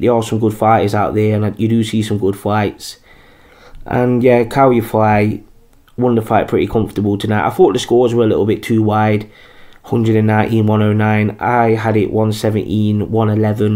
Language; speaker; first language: English; native; English